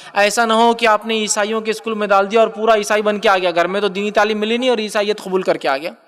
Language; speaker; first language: Urdu; native; Urdu